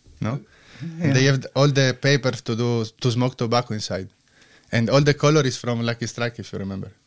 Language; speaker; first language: English; non-native, learner; Italian